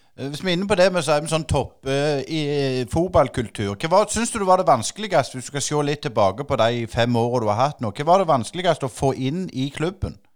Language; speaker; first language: Norwegian; native; Norwegian